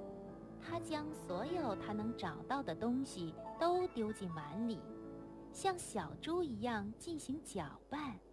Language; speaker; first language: Chinese; native; Chinese